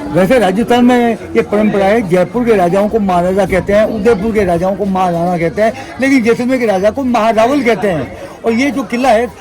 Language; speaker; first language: Hindi; native; Hindi